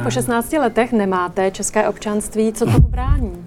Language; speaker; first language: Czech; native; Czech